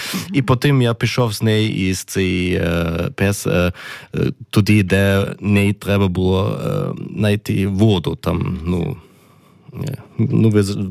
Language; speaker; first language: Ukrainian; non-native, learner; German